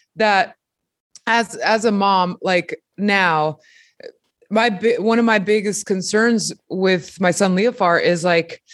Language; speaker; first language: English; early bilingual, other home language; Spanish